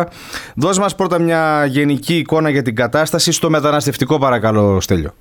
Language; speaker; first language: Greek; native; Greek